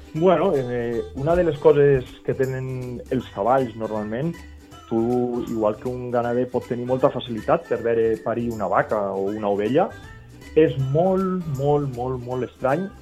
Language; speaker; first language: Catalan; non-native, local second language; Occitan